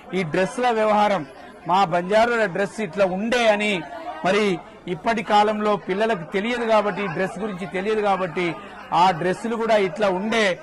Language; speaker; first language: Telugu; non-native, local second language; Lambadi